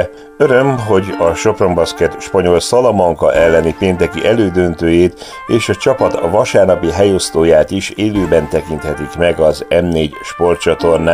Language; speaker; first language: Hungarian; native; Hungarian